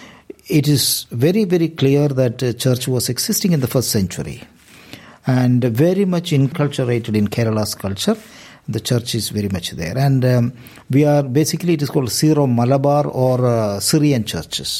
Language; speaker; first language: English; non-native, local second language; Malayalam